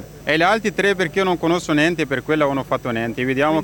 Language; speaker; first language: Italian; non-native, learner; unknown